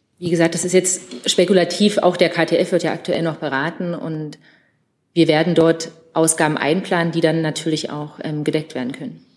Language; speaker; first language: German; native; German